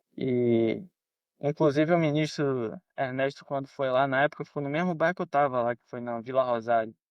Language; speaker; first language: Portuguese; native; Portuguese